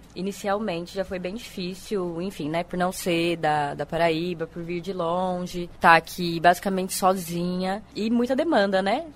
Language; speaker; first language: Portuguese; native; Portuguese